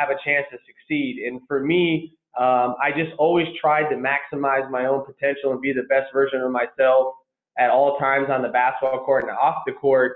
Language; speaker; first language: English; native; English